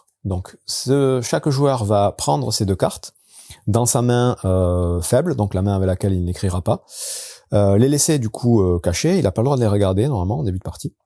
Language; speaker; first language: French; native; French